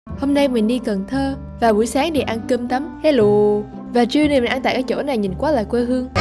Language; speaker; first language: Vietnamese; early bilingual, heritage; Vietnamese